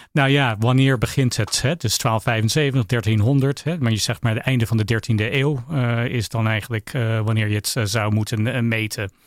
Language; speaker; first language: Dutch; non-native, fluent; English